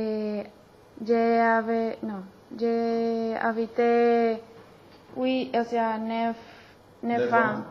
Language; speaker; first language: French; non-native, learner; Spanish